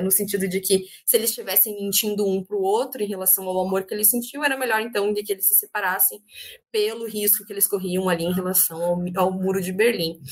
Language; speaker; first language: Portuguese; native; Portuguese